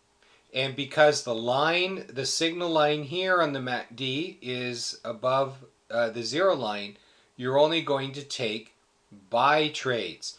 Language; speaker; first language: English; native; English